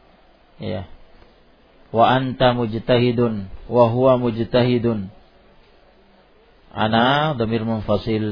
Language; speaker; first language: Arabic; non-native, fluent; Indonesian